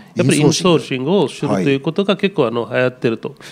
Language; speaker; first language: Japanese; non-native, fluent; Telugu